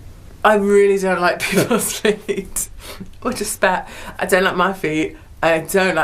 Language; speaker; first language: English; native; English